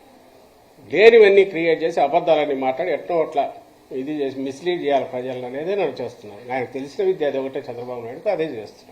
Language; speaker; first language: Telugu; native; Telugu